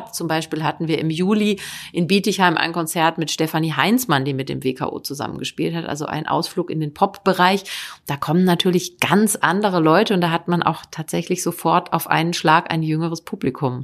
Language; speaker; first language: German; native; German